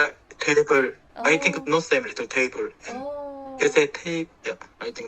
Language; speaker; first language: English; non-native, learner; Korean